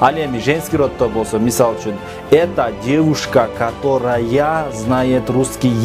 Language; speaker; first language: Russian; non-native, local second language; Kyrgyz